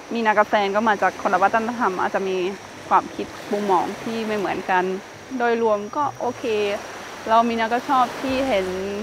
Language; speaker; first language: Thai; non-native, fluent; German